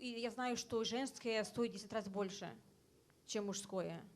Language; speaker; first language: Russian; early bilingual, heritage; Russian